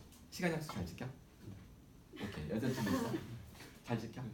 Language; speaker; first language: Korean; native; Korean